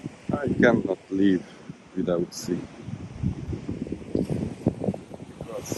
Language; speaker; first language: English; non-native, learner; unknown